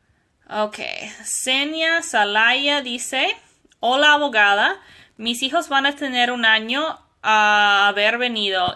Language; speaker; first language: Spanish; non-native, fluent; English